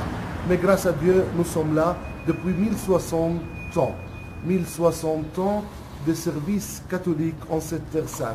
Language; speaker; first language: French; non-native, local second language; Arabic